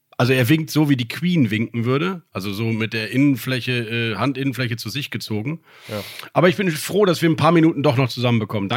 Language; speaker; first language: German; native; German